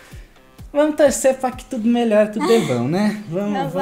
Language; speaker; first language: Portuguese; native; Portuguese